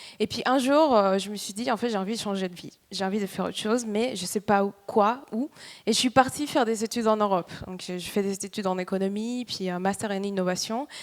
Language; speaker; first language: French; non-native, fluent; Spanish